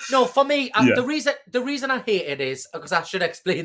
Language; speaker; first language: English; native; English